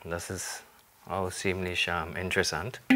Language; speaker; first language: German; non-native, fluent; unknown